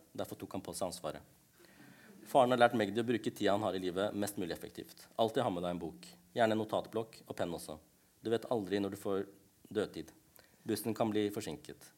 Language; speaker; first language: Norwegian; early bilingual, other home language; Tamil